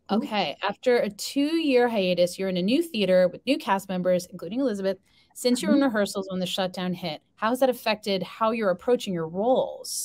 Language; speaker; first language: English; native; English